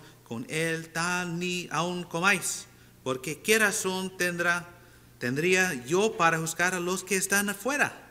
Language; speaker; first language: Spanish; non-native, fluent; English